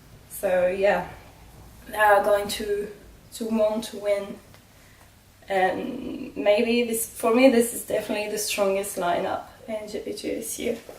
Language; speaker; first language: English; non-native, fluent; French